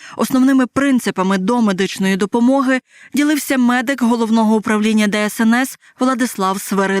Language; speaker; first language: Ukrainian; native; Ukrainian